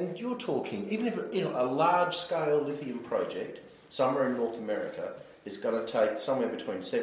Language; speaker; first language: English; native; English